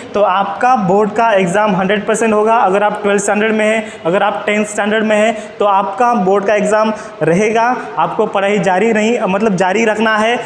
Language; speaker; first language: Hindi; non-native, local second language; Marathi